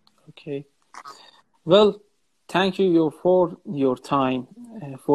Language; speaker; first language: English; non-native, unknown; Persian